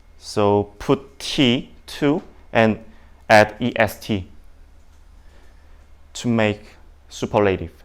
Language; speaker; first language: English; non-native, learner; Indonesian